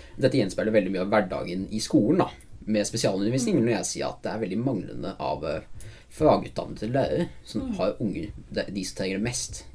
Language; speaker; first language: Norwegian; native; Norwegian